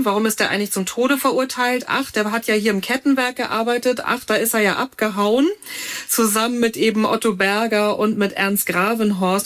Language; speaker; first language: German; native; German